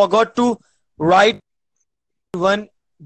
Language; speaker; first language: English; non-native, local second language; Hindi